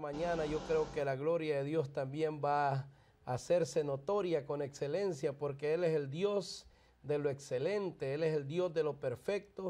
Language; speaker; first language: Spanish; native; Spanish